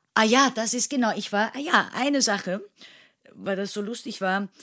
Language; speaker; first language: German; non-native, fluent; Turkish